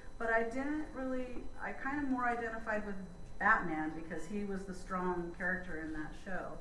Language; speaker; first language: English; native; English